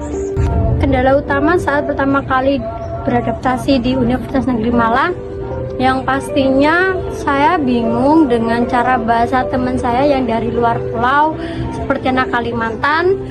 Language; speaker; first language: Indonesian; non-native, local second language; Javanese